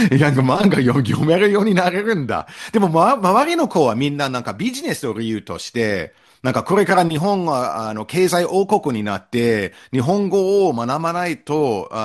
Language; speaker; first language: Japanese; non-native, fluent; English